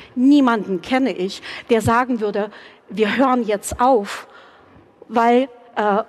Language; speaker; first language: German; non-native, fluent; Ukrainian